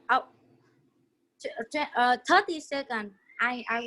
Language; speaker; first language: English; non-native, learner; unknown